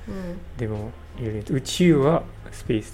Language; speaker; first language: Japanese; non-native, learner; English